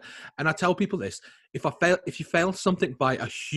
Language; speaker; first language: English; native; English